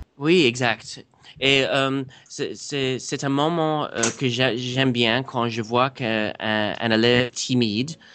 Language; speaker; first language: French; non-native, fluent; English